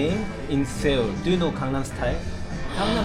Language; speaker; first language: English; non-native, learner; Korean